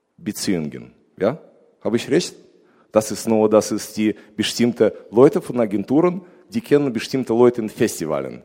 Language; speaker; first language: German; non-native, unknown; Russian